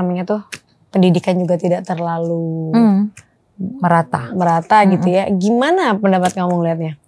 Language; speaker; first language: Indonesian; native; Indonesian